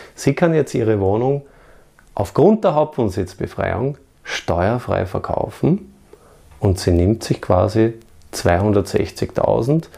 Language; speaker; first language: German; native; German